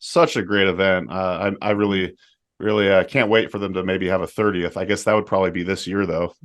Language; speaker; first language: English; native; English